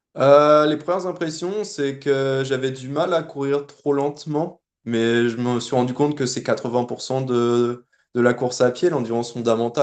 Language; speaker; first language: French; native; French